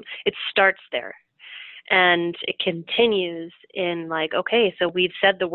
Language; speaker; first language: English; native; English